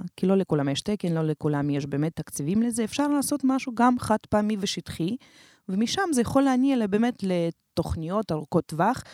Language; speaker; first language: Hebrew; early bilingual, other home language; Romanian